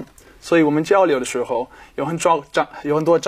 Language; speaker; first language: Chinese; non-native, fluent; German